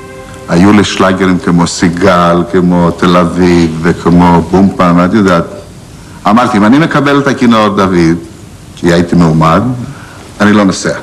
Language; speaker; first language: Hebrew; non-native, fluent; Greek